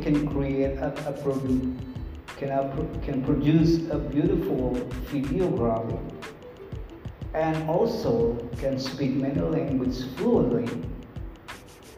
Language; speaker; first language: English; non-native, learner; Indonesian